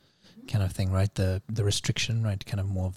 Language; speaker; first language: English; native; English